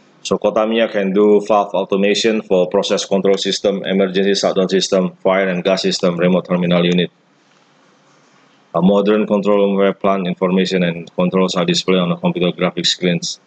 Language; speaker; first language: English; non-native, fluent; Indonesian